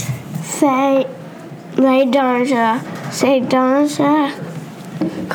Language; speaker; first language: French; non-native, learner; English